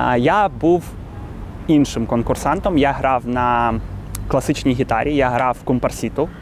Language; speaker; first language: Ukrainian; non-native, local second language; Russian